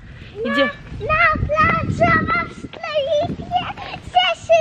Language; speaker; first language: Polish; early bilingual, heritage; English